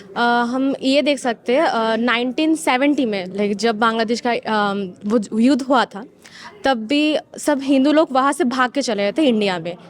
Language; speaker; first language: Hindi; non-native, fluent; Bangla